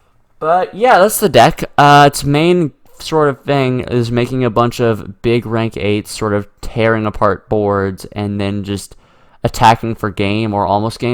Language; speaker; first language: English; native; English